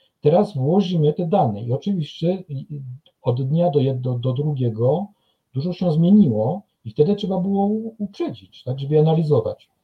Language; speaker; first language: Polish; non-native, fluent; French